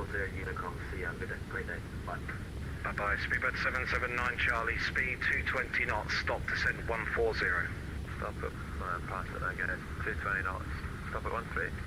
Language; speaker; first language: English; native; English